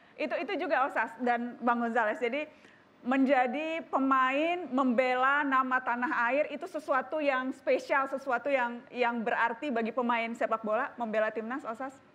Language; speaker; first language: Indonesian; native; Indonesian